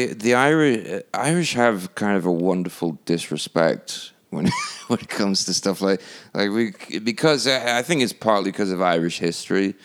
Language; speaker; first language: English; native; English